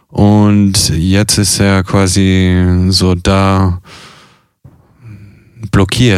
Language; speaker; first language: German; non-native, fluent; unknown